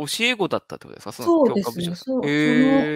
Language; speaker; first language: Japanese; native; Japanese